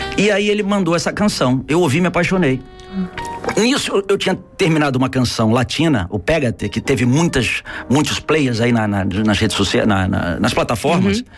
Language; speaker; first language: Portuguese; native; Portuguese